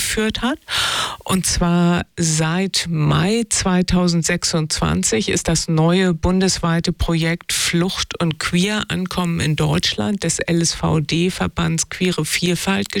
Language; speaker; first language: German; native; German